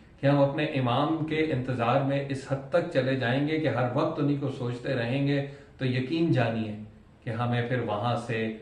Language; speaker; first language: Urdu; native; Urdu